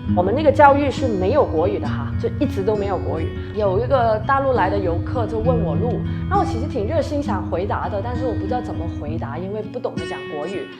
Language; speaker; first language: Chinese; non-native, local second language; Cantonese